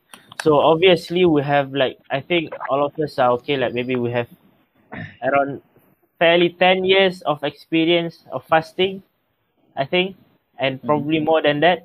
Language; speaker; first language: English; non-native, local second language; Malay